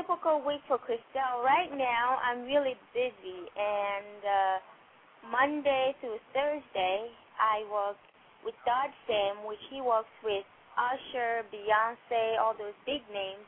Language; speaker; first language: English; non-native, fluent; French